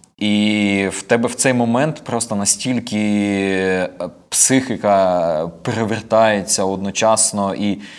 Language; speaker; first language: Ukrainian; non-native, local second language; Russian